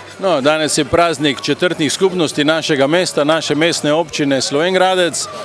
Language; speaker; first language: Slovenian; native; Slovenian